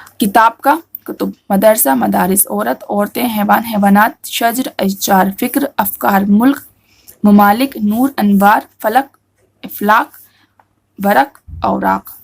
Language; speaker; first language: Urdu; native; Urdu